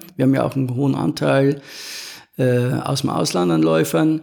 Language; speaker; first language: German; native; German